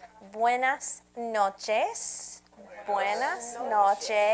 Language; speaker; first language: Spanish; non-native, fluent; English